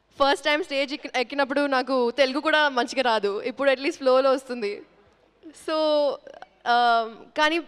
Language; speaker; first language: Telugu; non-native, fluent; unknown